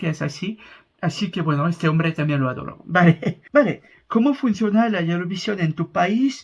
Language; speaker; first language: Spanish; non-native, fluent; French